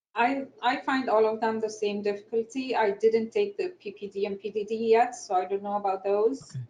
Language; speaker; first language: English; non-native, fluent; Arabic